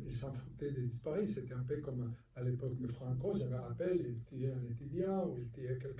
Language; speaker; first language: French; non-native, fluent; Spanish